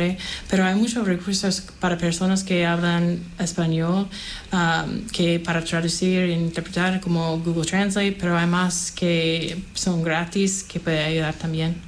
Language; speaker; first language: Spanish; non-native, fluent; English